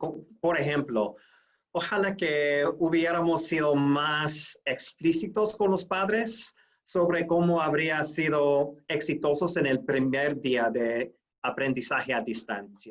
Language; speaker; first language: Spanish; non-native, fluent; English